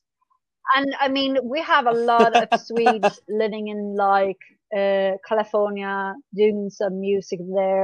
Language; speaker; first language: English; non-native, fluent; Swedish